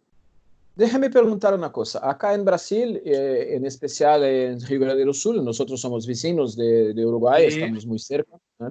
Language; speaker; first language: Spanish; non-native, fluent; Portuguese